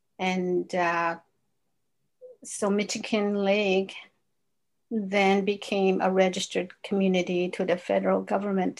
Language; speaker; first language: English; non-native, fluent; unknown